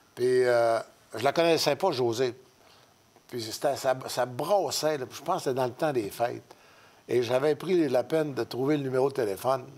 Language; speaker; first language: French; native; French